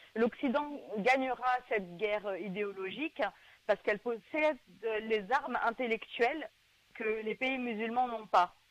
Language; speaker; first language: French; native; French